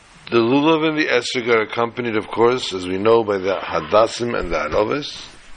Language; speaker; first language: English; native; English